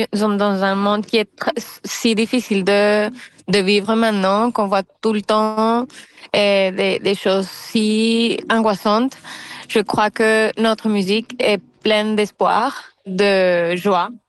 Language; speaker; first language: French; non-native, fluent; Spanish